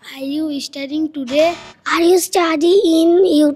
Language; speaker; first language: English; non-native, learner; Bangla